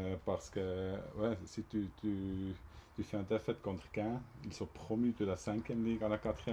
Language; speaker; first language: French; non-native, local second language; German